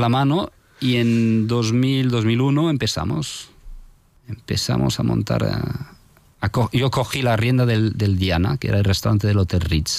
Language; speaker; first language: Spanish; non-native, fluent; French